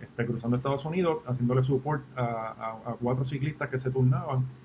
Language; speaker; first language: Spanish; native; Spanish